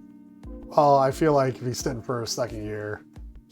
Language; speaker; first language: English; native; English